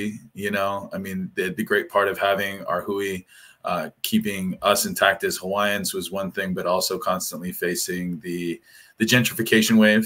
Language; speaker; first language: English; native; English